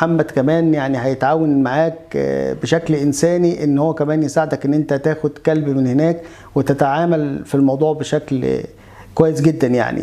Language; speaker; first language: Arabic; native; Arabic